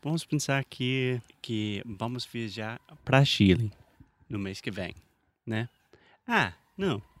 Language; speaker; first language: Portuguese; non-native, fluent; English